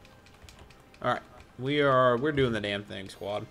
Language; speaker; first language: English; native; English